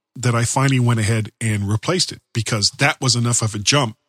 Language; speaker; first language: English; native; English